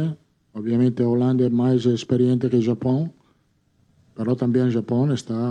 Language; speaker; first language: Portuguese; non-native, fluent; Italian